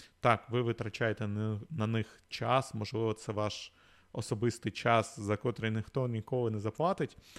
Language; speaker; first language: Ukrainian; native; Ukrainian